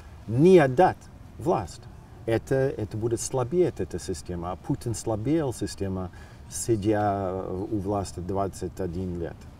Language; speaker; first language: Russian; non-native, fluent; English